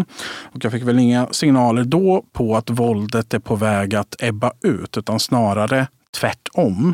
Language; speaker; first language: Swedish; native; Swedish